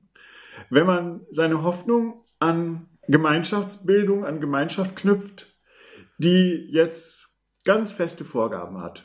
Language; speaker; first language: German; native; German